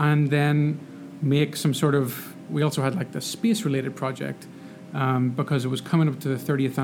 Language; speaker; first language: English; native; English